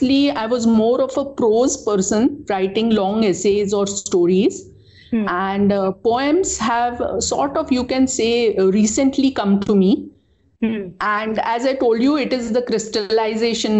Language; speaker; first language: English; non-native, local second language; Marathi